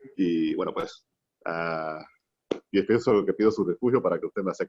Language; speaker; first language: Spanish; native; Spanish